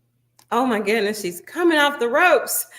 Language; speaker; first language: English; native; English